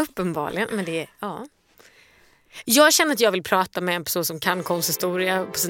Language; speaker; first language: Swedish; native; Swedish